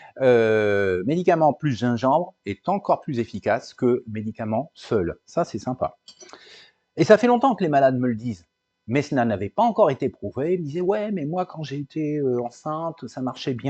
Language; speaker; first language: French; native; French